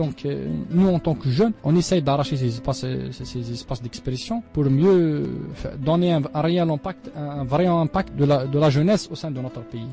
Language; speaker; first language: French; non-native, local second language; Arabic